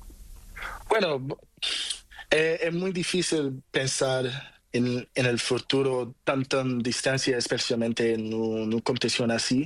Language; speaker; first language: Spanish; non-native, learner; Portuguese